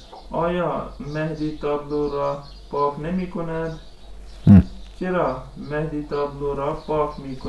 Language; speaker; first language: Persian; non-native, learner; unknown